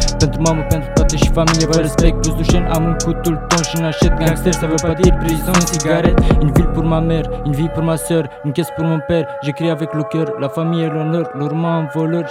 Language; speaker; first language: French; non-native, learner; Romanian